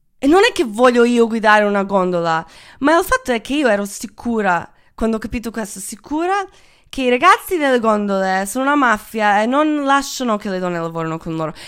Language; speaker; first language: Italian; non-native, fluent; Croatian